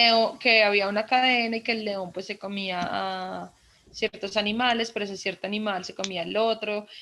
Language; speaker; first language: Spanish; native; Spanish